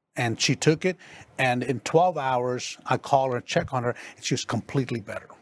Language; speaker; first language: English; non-native, local second language; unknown